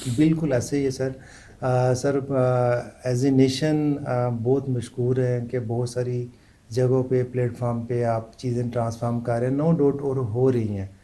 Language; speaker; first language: Urdu; non-native, local second language; Punjabi